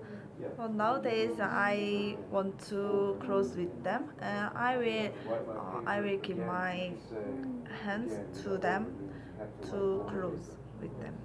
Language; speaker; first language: English; non-native, learner; Korean